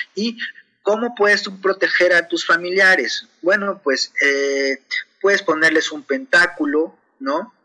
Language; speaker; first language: Spanish; native; Spanish